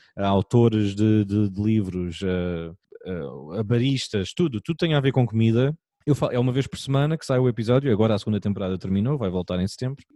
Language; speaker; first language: Portuguese; native; Portuguese